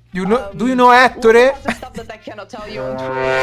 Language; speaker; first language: English; non-native, fluent; Italian